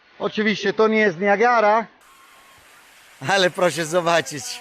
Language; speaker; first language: Polish; non-native, learner; Italian